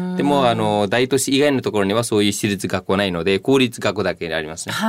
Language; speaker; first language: Japanese; non-native, fluent; Nepali